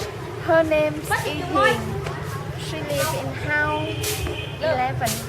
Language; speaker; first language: English; non-native, learner; Vietnamese